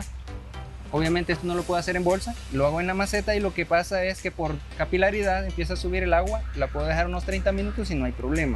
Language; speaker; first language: Spanish; native; Spanish